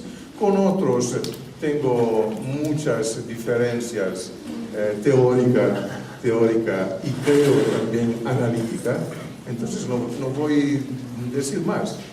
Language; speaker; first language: Spanish; non-native, fluent; Italian